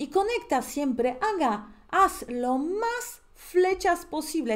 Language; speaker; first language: Spanish; non-native, fluent; Polish